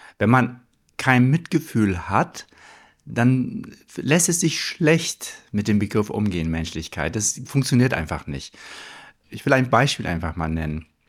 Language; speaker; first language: German; early bilingual, other home language; Turkish